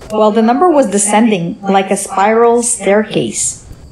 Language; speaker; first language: English; native; English